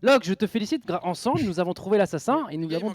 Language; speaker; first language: French; native; French